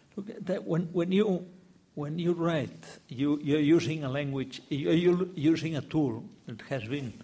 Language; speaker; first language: English; non-native, fluent; Spanish